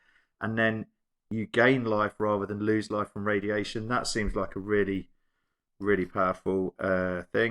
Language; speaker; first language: English; native; English